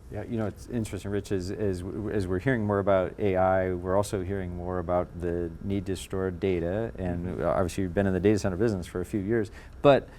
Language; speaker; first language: English; native; English